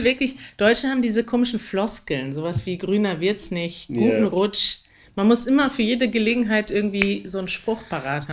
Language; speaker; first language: German; native; German